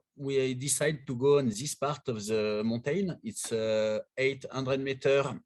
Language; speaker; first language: English; non-native, learner; French